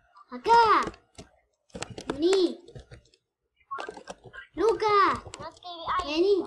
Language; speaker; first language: Spanish; native; Spanish